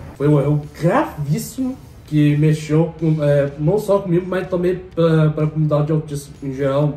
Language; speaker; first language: Portuguese; native; Portuguese